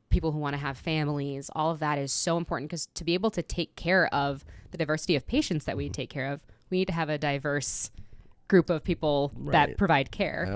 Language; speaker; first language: English; native; English